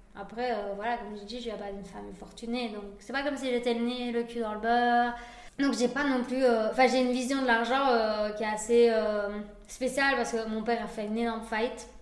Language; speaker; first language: French; early bilingual, other home language; Spanish